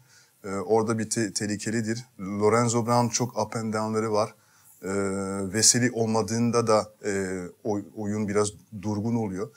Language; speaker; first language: Turkish; non-native, fluent; French